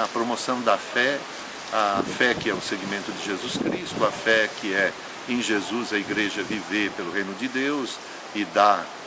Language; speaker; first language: Portuguese; native; Portuguese